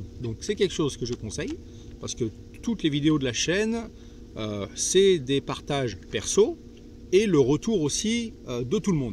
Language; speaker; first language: French; native; French